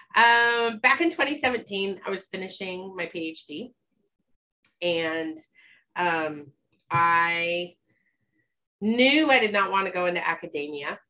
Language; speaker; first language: English; native; English